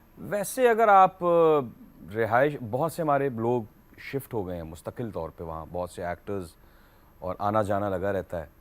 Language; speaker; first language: Urdu; native; Urdu